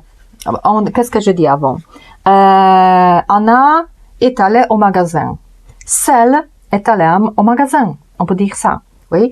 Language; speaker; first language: French; non-native, fluent; Polish